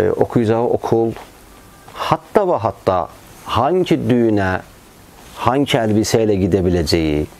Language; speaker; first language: Turkish; non-native, fluent; Azerbaijani